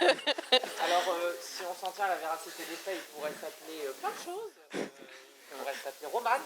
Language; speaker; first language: French; native; French